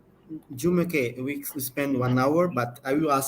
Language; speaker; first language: English; non-native, learner; Portuguese